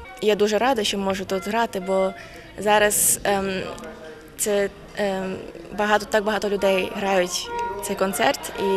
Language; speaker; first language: Ukrainian; non-native, fluent; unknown